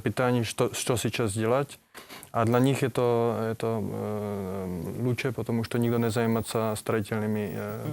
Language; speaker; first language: Russian; non-native, learner; Czech